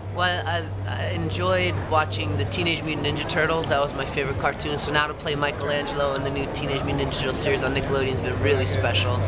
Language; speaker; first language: English; native; English